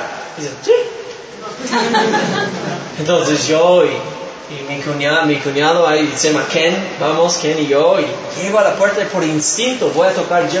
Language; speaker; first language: Spanish; non-native, fluent; English